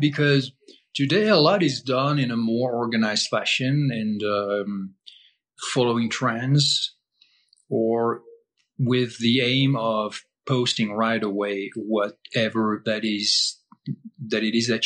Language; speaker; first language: English; non-native, fluent; French